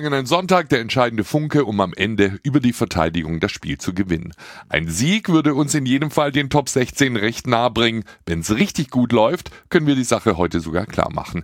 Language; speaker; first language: German; native; German